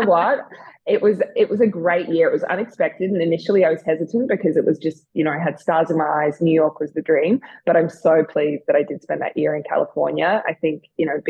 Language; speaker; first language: English; native; English